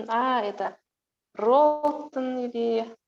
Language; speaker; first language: Russian; non-native, local second language; Kazakh